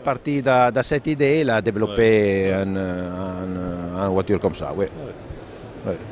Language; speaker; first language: French; non-native, fluent; Italian